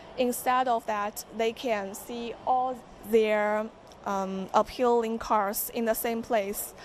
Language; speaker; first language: English; non-native, fluent; Chinese